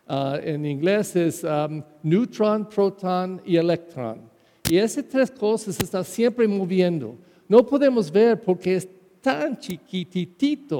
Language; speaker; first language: Spanish; non-native, fluent; English